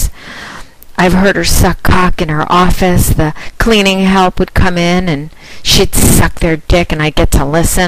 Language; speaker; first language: English; native; English